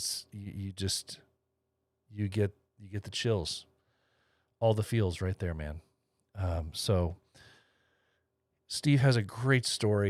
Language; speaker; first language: English; native; English